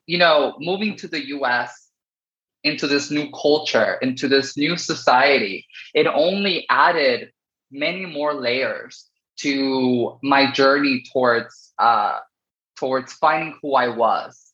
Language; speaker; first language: English; early bilingual, other home language; Spanish